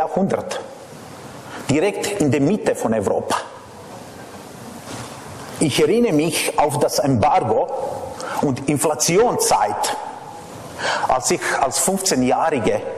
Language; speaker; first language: German; non-native, fluent; Serbian